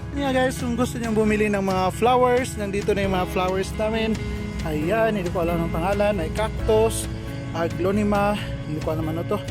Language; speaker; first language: Filipino; non-native, local second language; Cebuano